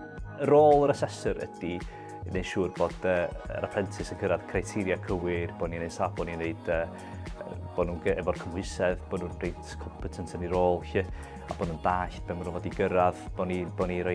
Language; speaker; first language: Welsh; native; Welsh